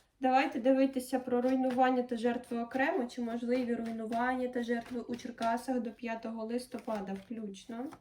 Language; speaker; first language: Ukrainian; non-native, local second language; Russian